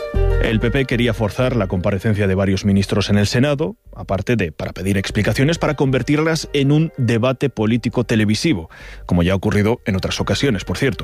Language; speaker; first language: Spanish; native; Spanish